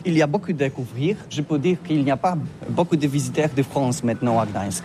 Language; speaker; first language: French; non-native, learner; Polish